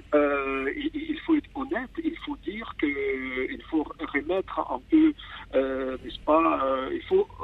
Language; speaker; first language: French; non-native, fluent; Ukrainian